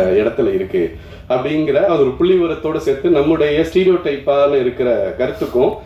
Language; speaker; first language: Tamil; native; Tamil